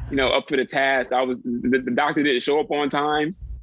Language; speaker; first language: English; native; English